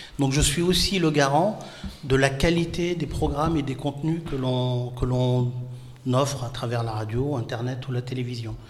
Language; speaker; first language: French; non-native, local second language; Arabic